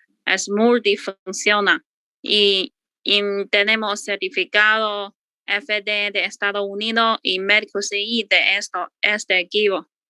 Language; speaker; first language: Spanish; non-native, learner; Chinese